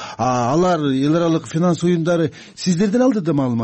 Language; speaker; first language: Kyrgyz; native; Kyrgyz